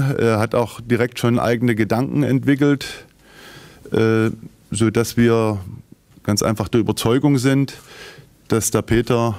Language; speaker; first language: German; native; German